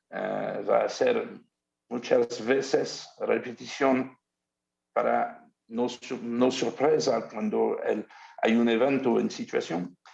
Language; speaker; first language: Spanish; non-native, learner; French